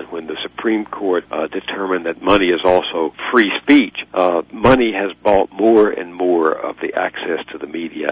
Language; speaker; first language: English; native; English